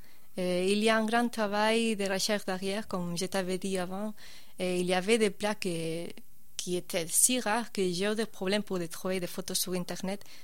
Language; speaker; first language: French; non-native, fluent; Spanish